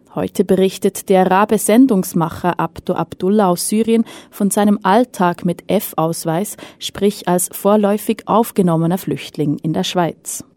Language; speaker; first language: German; native; German